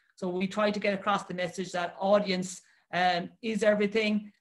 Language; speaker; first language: English; native; English